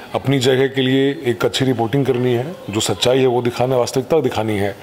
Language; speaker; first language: Hindi; native; Hindi